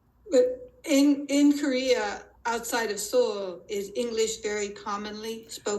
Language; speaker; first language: English; non-native, learner; Spanish